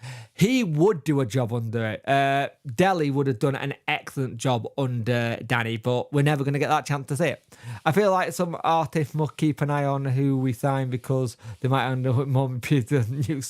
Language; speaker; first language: English; native; English